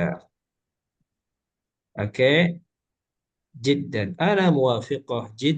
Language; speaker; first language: Arabic; non-native, learner; Malay